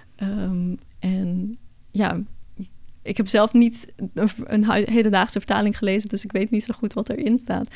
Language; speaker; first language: Dutch; early bilingual, other home language; Persian